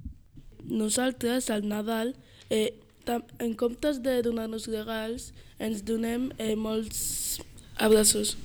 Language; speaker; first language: Catalan; early bilingual, other home language; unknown